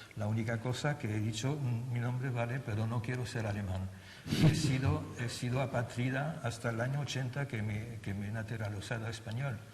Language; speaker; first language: Spanish; non-native, fluent; German